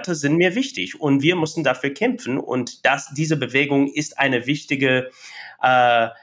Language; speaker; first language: German; non-native, fluent; English